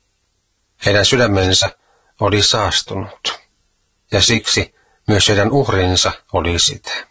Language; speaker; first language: Finnish; native; Finnish